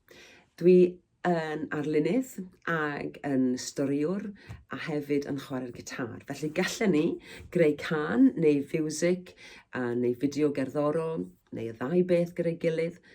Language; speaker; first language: Welsh; native; Welsh